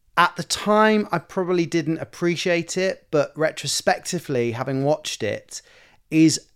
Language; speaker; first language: English; native; English